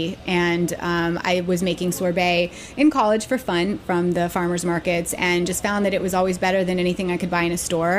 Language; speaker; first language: English; native; English